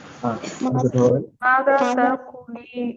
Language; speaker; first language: Arabic; non-native, learner; Tamil